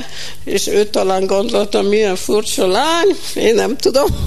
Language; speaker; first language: Hungarian; early bilingual, heritage; Hungarian